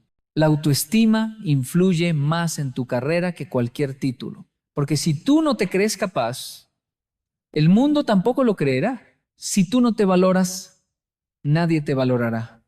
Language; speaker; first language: Spanish; native; Spanish